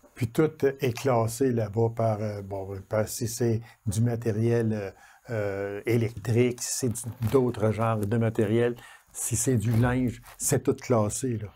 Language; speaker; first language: French; native; French